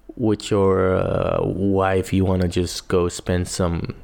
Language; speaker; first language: English; non-native, fluent; Portuguese